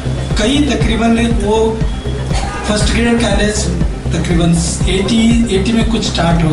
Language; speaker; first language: Hindi; non-native, local second language; Kannada